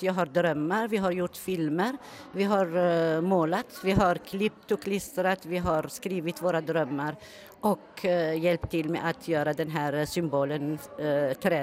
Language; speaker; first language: Swedish; non-native, fluent; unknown